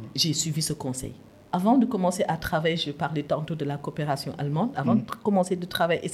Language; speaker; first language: French; non-native, local second language; Wolof